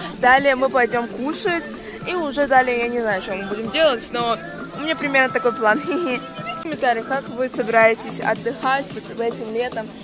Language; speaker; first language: Russian; non-native, local second language; Azerbaijani